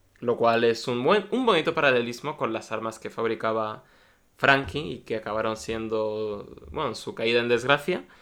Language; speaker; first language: Spanish; early bilingual, other home language; Russian